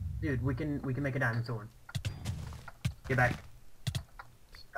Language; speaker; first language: English; native; English